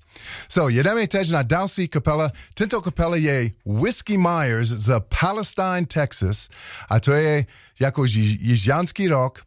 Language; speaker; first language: Czech; non-native, learner; English